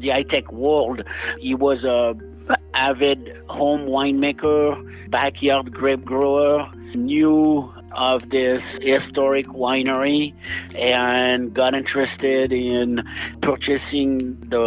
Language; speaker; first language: English; non-native, fluent; French